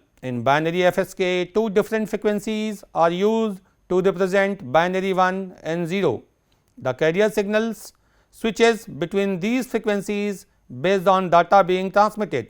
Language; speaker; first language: English; non-native, local second language; Hindi